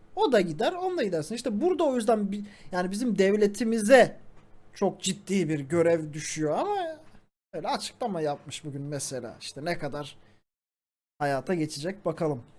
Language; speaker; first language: Turkish; native; Turkish